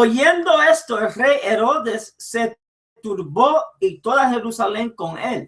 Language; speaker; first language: Spanish; early bilingual, heritage; English